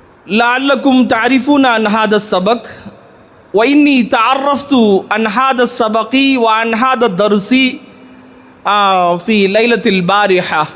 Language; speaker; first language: Arabic; non-native, fluent; Tamil